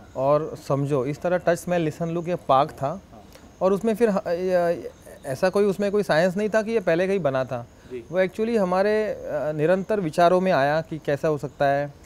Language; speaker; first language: Hindi; non-native, local second language; Marathi